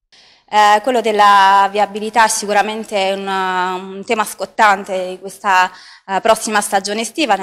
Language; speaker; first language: Italian; native; Italian